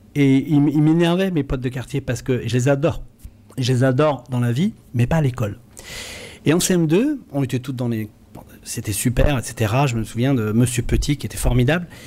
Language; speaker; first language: French; early bilingual, other home language; Arabic